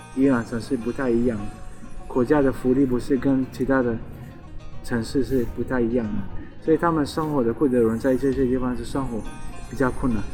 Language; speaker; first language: Chinese; non-native, fluent; Arabic